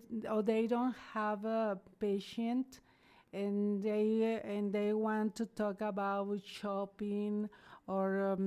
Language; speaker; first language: English; non-native, learner; Spanish